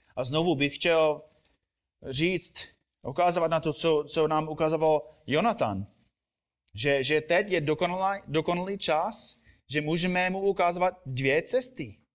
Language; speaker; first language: Czech; non-native, fluent; English